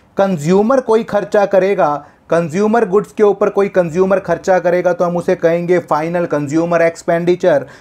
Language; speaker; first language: Hindi; native; Hindi